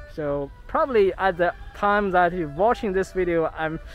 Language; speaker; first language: English; non-native, fluent; Chinese